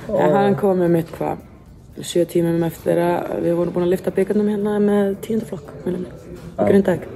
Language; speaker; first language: Icelandic; native; Icelandic